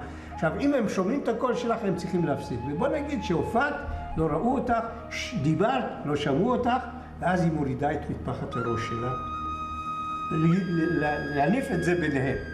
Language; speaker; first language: Hebrew; non-native, local second language; Adyghe